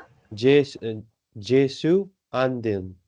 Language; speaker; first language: French; non-native, learner; Bangla